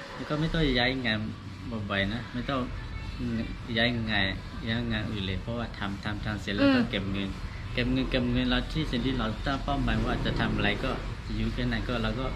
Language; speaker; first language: Thai; non-native, learner; Burmese